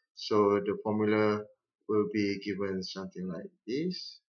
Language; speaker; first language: English; non-native, local second language; Malay